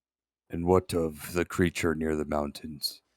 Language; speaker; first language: English; native; English